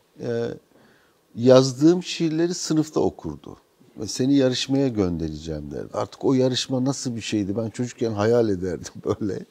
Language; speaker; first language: Turkish; native; Turkish